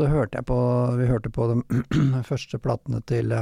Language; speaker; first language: Norwegian; native; Norwegian